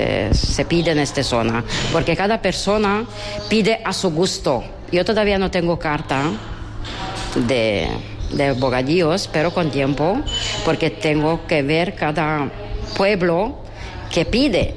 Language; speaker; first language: Spanish; non-native, learner; Romanian